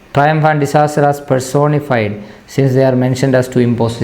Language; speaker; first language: English; non-native, local second language; Malayalam